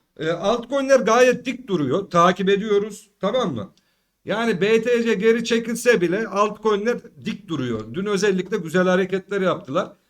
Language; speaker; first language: Turkish; early bilingual, heritage; Turkish